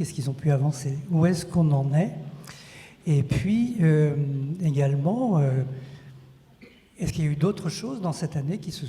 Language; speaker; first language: French; native; French